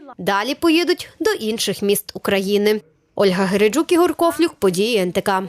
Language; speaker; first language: Ukrainian; native; Ukrainian